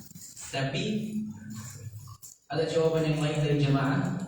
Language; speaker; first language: Indonesian; non-native, fluent; Arabic